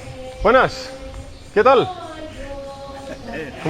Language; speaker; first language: Spanish; non-native, learner; English